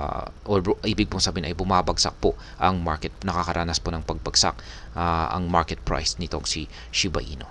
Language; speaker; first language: Filipino; native; Filipino